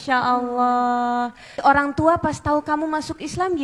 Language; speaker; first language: Indonesian; native; Indonesian